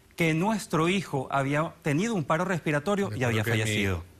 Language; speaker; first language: Spanish; native; Spanish